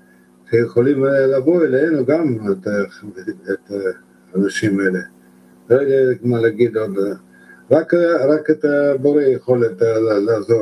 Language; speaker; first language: Hebrew; non-native, learner; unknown